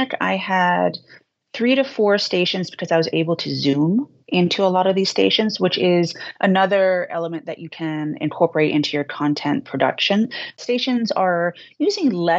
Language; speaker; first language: English; native; English